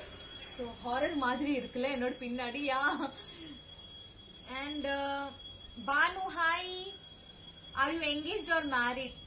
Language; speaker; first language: Tamil; non-native, learner; Telugu